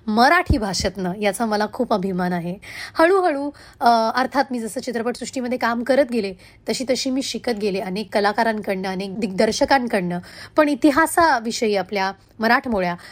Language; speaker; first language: Marathi; non-native, local second language; Hindi